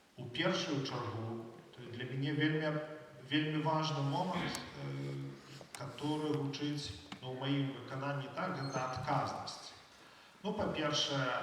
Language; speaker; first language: Belarusian; non-native, local second language; Russian